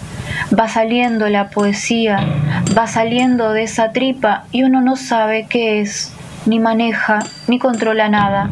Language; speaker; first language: Spanish; native; Spanish